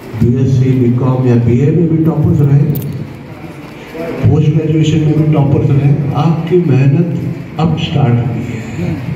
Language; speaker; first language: Hindi; non-native, local second language; Urdu